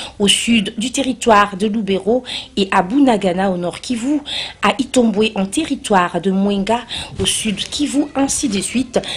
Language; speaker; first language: French; non-native, local second language; Lingala